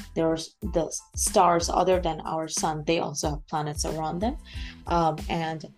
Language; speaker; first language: English; non-native, local second language; Bangla